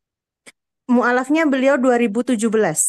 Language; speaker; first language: Indonesian; native; Indonesian